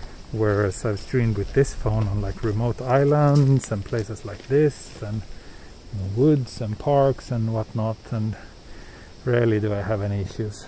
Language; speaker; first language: English; non-native, fluent; Swedish